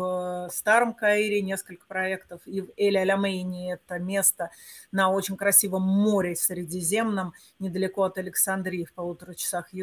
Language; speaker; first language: Russian; native; Russian